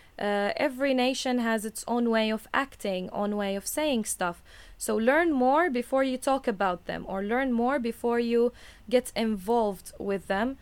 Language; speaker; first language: English; non-native, fluent; Arabic